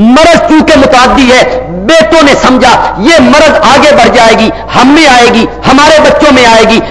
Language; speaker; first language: Urdu; non-native, local second language; Punjabi